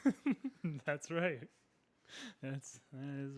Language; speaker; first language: English; native; English